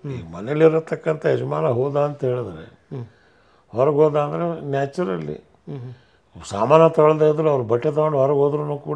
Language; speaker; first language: Kannada; non-native, local second language; Urdu